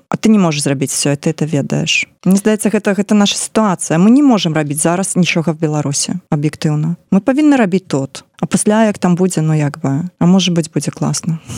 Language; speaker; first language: Belarusian; non-native, local second language; Russian